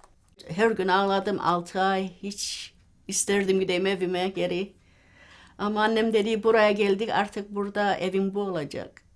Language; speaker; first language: Turkish; early bilingual, heritage; Turkish